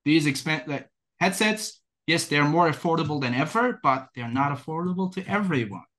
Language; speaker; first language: English; non-native, fluent; Turkish